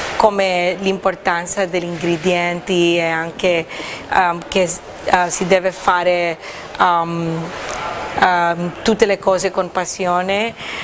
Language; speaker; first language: Italian; non-native, learner; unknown